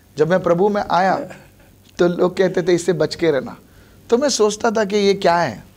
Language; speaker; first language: Hindi; non-native, local second language; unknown